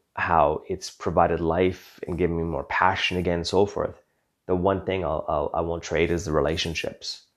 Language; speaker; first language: English; native; English